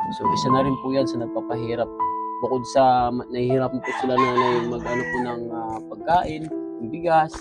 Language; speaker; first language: Filipino; non-native, local second language; Waray